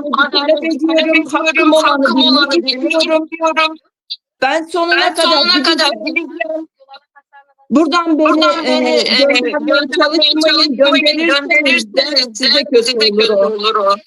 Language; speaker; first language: Turkish; non-native, learner; Turkmen